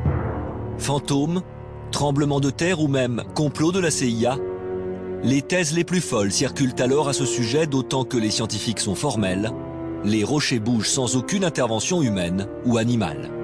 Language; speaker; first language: French; native; French